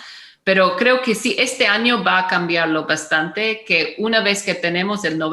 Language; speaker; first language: Spanish; non-native, fluent; English